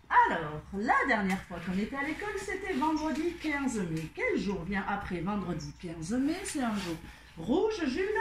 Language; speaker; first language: French; native; French